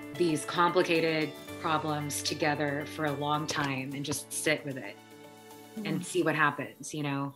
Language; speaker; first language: English; early bilingual, other home language; Filipino